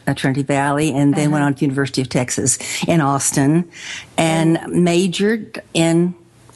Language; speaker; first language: English; native; English